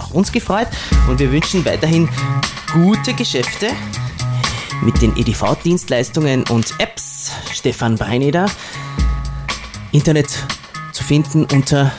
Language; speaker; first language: German; native; German